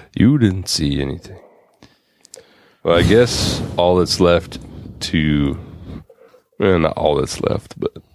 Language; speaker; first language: English; native; English